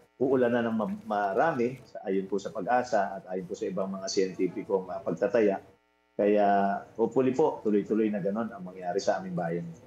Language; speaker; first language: Filipino; native; Filipino